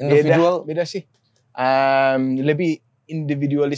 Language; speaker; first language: Indonesian; non-native, learner; Danish